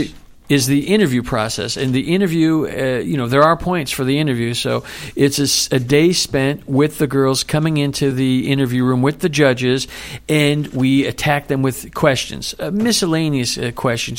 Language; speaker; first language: English; native; English